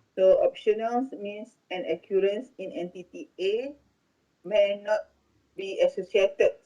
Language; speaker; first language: English; non-native, local second language; Malay